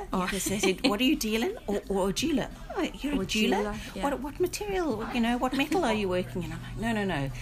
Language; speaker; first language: English; native; English